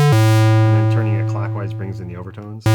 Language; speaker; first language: English; native; English